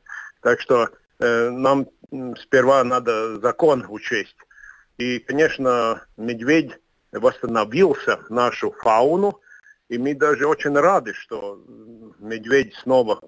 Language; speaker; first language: Russian; non-native, local second language; Latvian